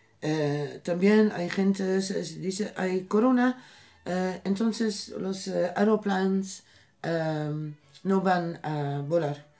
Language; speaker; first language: Spanish; non-native, learner; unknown